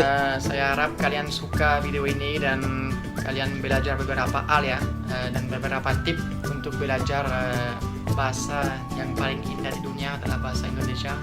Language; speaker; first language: Indonesian; non-native, fluent; French